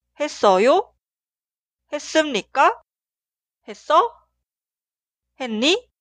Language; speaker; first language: Korean; non-native, fluent; Spanish